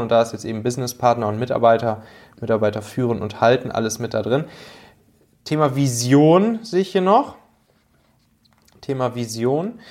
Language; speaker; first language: German; native; German